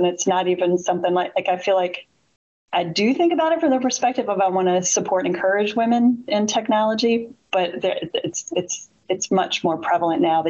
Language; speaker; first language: English; native; English